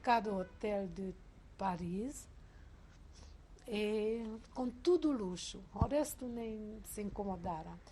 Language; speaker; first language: Portuguese; non-native, fluent; Hungarian